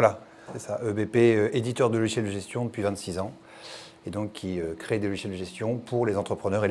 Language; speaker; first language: French; native; French